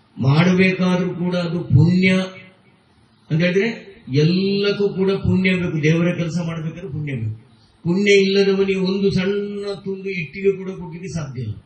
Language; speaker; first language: Kannada; non-native, local second language; Konkani